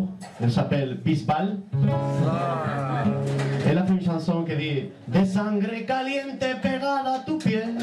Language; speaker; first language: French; non-native, learner; Spanish